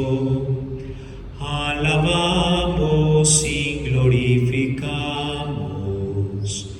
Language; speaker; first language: Spanish; native; Spanish